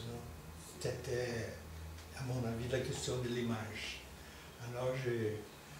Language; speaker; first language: French; non-native, fluent; Portuguese